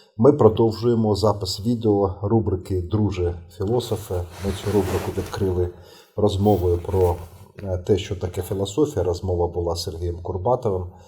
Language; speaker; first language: Ukrainian; native; Ukrainian